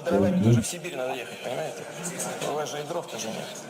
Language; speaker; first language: Russian; native; Russian